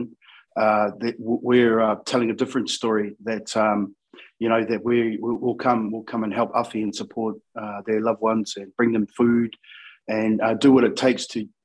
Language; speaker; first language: English; native; English